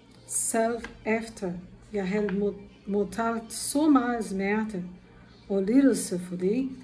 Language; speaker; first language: Danish; non-native, learner; Portuguese